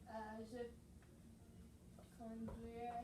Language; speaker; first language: French; non-native, learner; English